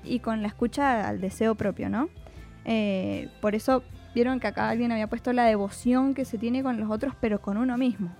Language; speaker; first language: Spanish; native; Spanish